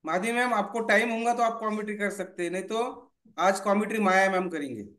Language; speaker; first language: Hindi; non-native, local second language; Marathi